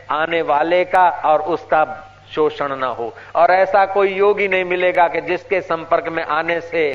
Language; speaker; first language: Hindi; non-native, local second language; Sindhi